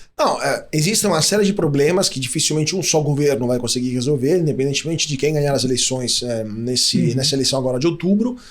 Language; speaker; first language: Portuguese; non-native, fluent; Italian